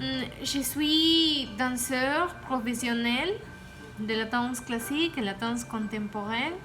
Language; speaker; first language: French; non-native, learner; Spanish